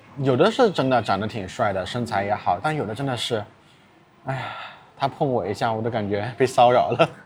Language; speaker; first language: Chinese; native; Chinese